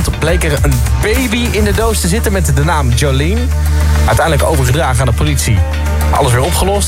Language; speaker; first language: Dutch; native; Dutch